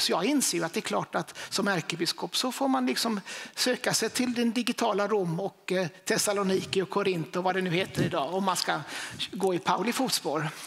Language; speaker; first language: Swedish; native; Swedish